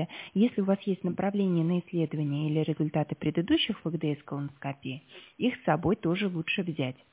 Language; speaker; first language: Russian; native; Russian